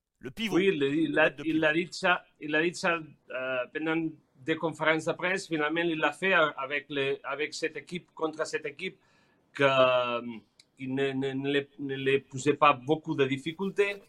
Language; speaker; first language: French; non-native, learner; Spanish